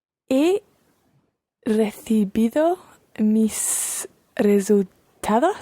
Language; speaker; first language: Spanish; non-native, learner; English